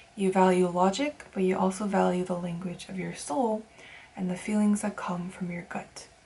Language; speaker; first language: English; early bilingual, other home language; Korean